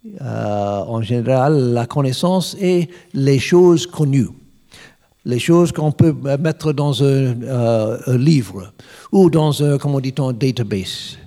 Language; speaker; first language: French; non-native, learner; English